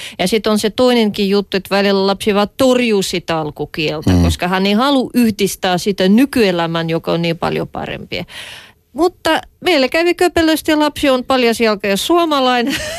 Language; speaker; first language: Finnish; non-native, fluent; Russian